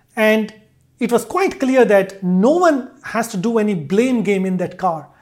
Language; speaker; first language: English; non-native, local second language; Hindi